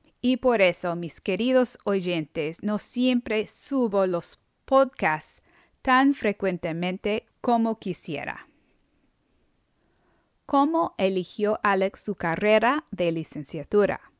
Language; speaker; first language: Spanish; non-native, fluent; English